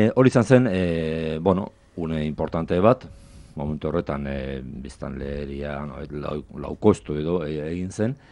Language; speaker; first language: Basque; non-native, local second language; Spanish